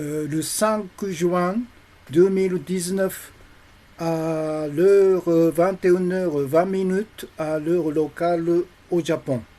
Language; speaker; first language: French; non-native, learner; Japanese